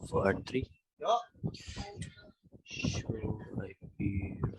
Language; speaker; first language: English; non-native, local second language; Malay